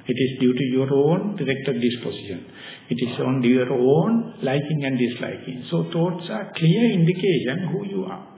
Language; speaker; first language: English; non-native, local second language; Sinhala